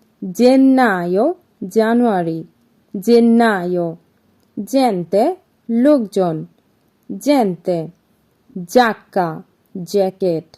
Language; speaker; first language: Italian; non-native, fluent; Bangla